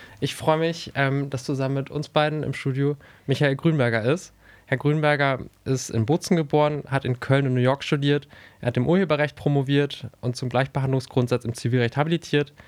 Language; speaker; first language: German; native; German